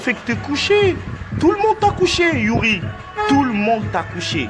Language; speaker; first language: French; non-native, local second language; Lingala